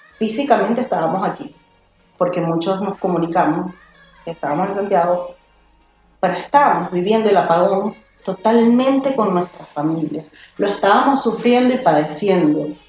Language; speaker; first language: Spanish; native; Spanish